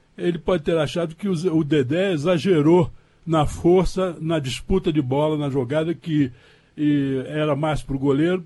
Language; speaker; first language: Portuguese; native; Portuguese